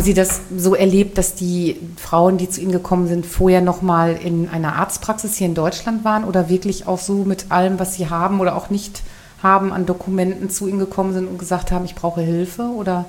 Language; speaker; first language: German; native; German